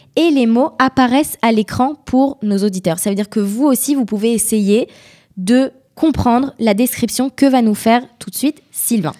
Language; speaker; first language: French; native; French